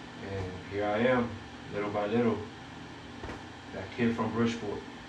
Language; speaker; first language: English; early bilingual, other home language; Spanish